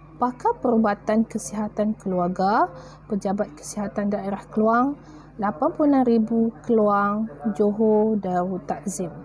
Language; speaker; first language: Malay; native; Malay